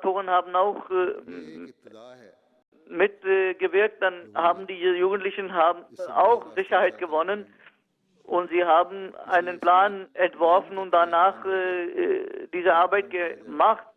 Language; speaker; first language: German; non-native, fluent; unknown